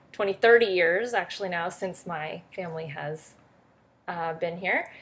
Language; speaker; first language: English; early bilingual, other home language; French